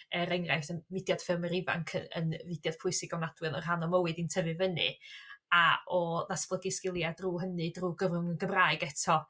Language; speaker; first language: Welsh; native; Welsh